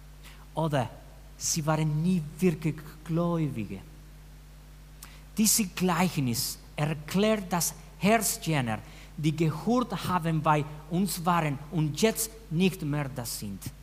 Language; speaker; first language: German; non-native, fluent; Spanish